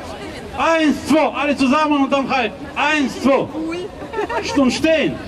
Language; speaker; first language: German; non-native, fluent; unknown